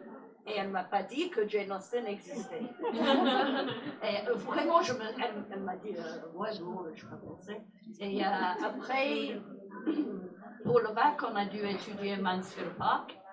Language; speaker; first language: French; non-native, fluent; English